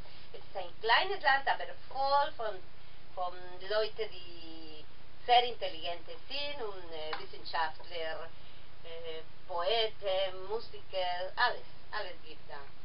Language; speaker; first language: German; non-native, learner; Spanish